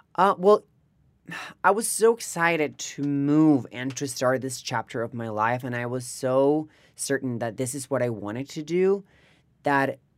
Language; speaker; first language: English; non-native, fluent; Spanish